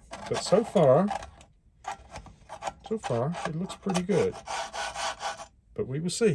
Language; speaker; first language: English; native; English